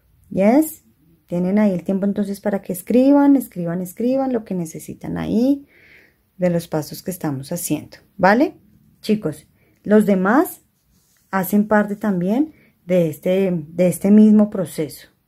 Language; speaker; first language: Spanish; native; Spanish